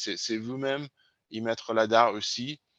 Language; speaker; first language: French; non-native, learner; English